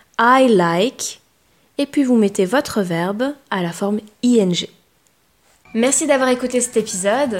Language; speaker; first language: French; native; French